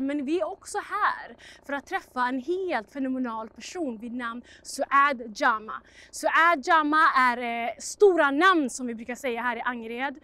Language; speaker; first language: Swedish; native; Swedish